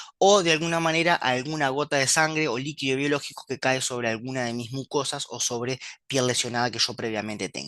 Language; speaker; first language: Spanish; native; Spanish